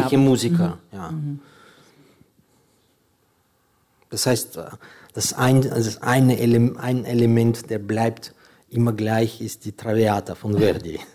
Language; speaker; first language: German; non-native, fluent; Ukrainian